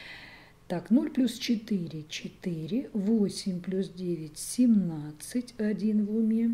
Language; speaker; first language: Russian; native; Russian